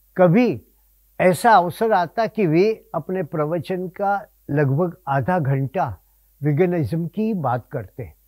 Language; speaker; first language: Hindi; non-native, local second language; Gujarati